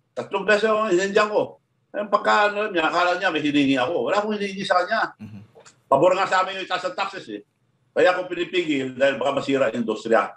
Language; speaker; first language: Filipino; non-native, local second language; Iloko